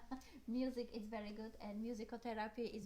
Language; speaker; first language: English; non-native, learner; Polish